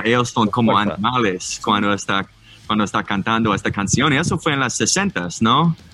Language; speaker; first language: Spanish; non-native, learner; English